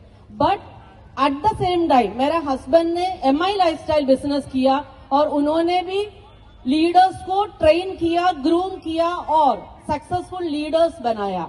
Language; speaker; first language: Hindi; non-native, local second language; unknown